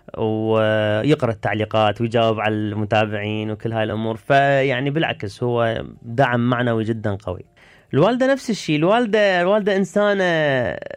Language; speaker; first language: Arabic; early bilingual, heritage; Arabic